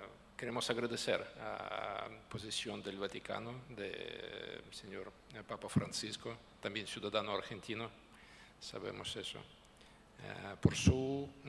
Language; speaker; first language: Spanish; non-native, learner; Ukrainian